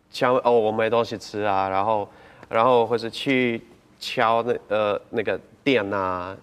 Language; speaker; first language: Chinese; non-native, fluent; Ukrainian